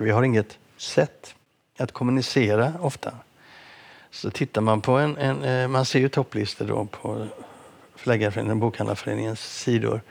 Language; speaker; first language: Swedish; native; Swedish